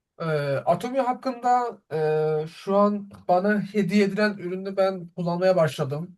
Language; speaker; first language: Turkish; native; Turkish